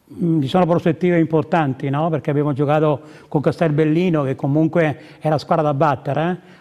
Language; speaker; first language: Italian; native; Italian